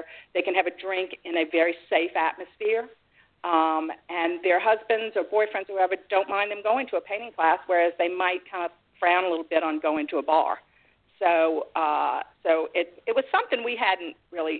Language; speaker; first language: English; native; English